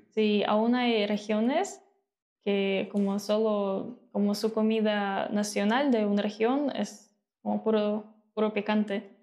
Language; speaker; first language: Spanish; non-native, fluent; Ukrainian